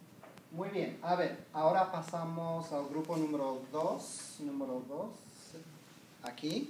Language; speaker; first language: Spanish; non-native, fluent; English